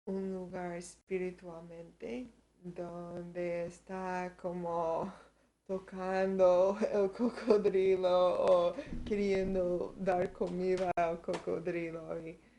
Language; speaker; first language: Spanish; early bilingual, heritage; Spanish